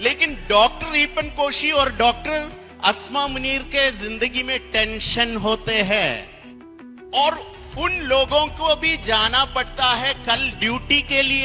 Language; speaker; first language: Hindi; non-native, fluent; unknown